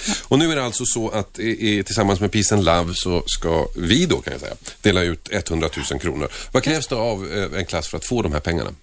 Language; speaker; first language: Swedish; early bilingual, other home language; Finnish